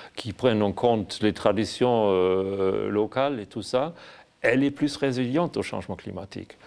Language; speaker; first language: French; non-native, fluent; German